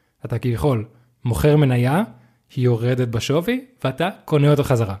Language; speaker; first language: Hebrew; non-native, fluent; Spanish